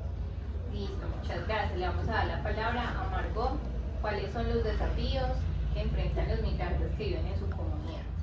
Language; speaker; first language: Spanish; native; Spanish